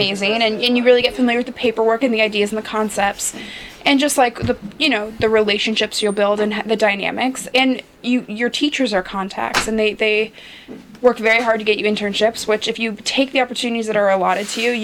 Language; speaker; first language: English; native; English